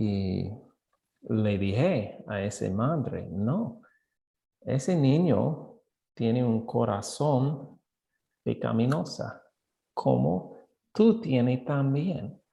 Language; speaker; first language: Spanish; non-native, fluent; English